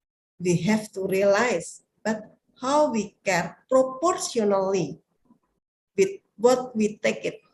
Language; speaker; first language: English; non-native, learner; Indonesian